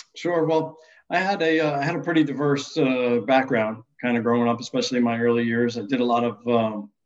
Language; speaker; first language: English; native; English